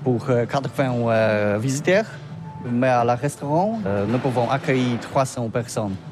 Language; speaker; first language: French; non-native, learner; Polish